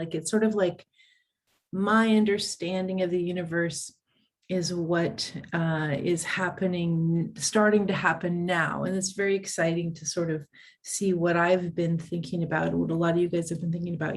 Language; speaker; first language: English; native; English